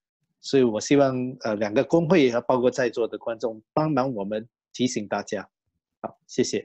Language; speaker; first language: Chinese; native; Chinese